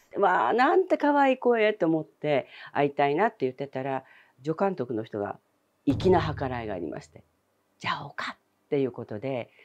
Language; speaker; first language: Japanese; early bilingual, other home language; Chinese